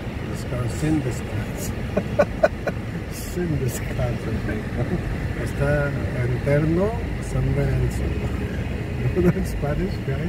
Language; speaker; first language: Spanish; non-native, learner; Hindi